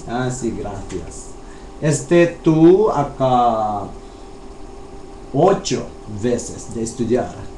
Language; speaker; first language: Spanish; non-native, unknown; Chavacano